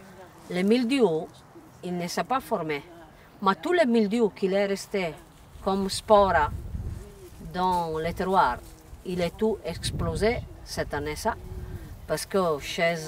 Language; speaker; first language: French; non-native, learner; Italian